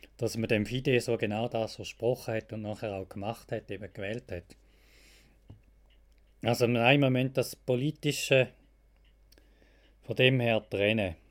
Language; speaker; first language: German; native; German